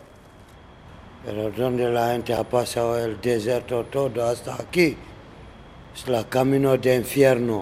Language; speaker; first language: Spanish; non-native, learner; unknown